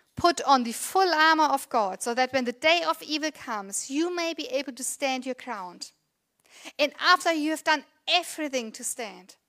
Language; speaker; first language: English; non-native, fluent; German